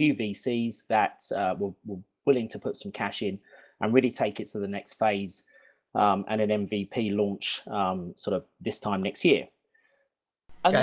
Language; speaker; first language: English; native; English